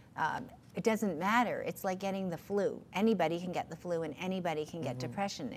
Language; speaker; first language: English; native; English